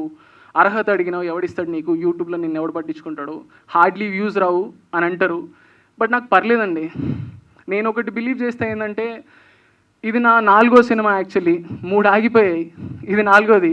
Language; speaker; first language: Telugu; native; Telugu